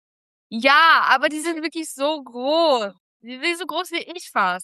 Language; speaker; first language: German; native; German